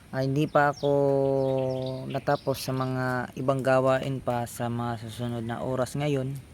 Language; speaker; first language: Filipino; non-native, local second language; Cebuano